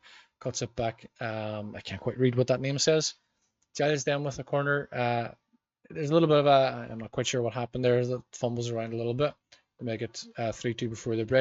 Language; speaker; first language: English; native; English